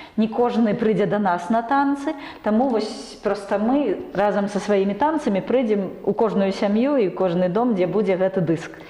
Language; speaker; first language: Belarusian; non-native, local second language; Russian